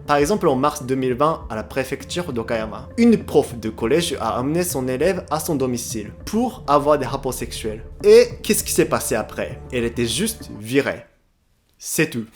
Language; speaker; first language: French; non-native, fluent; Japanese